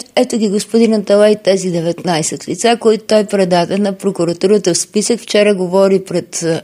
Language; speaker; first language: Bulgarian; native; Bulgarian